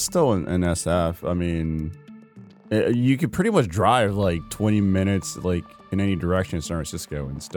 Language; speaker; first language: English; native; English